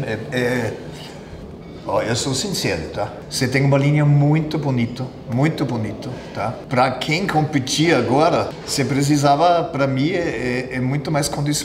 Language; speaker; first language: Portuguese; non-native, fluent; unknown